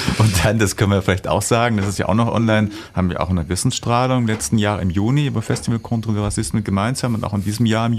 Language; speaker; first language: German; native; German